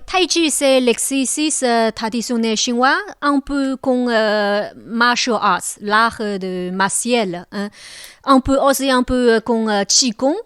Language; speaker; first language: French; non-native, local second language; Chinese